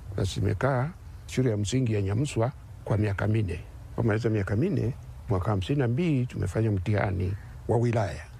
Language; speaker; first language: Swahili; non-native, local second language; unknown